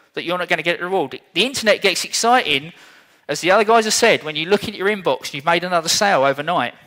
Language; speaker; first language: English; native; English